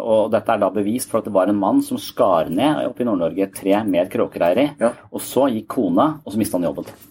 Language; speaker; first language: Norwegian; native; Norwegian